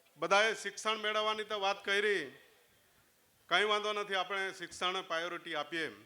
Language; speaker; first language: Gujarati; non-native, local second language; Vasavi